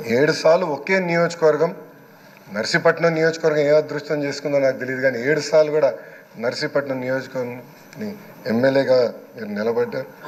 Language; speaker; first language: Telugu; native; Telugu